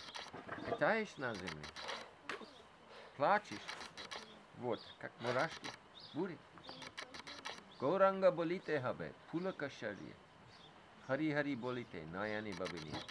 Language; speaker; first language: Russian; non-native, fluent; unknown